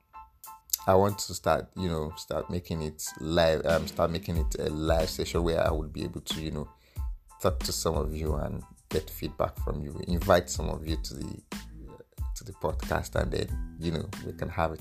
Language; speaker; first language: English; non-native, local second language; Yoruba